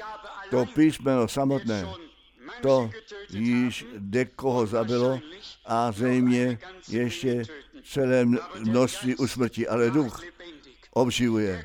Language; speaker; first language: Czech; non-native, fluent; German